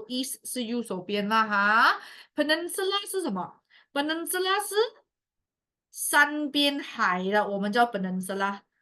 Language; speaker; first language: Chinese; native; Chinese